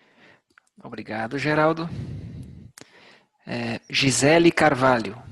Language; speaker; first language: Portuguese; native; Portuguese